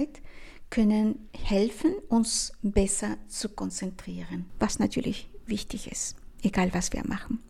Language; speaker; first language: German; non-native, fluent; Spanish